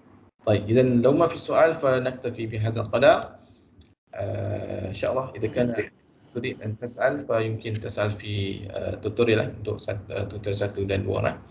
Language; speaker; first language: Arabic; non-native, fluent; Malay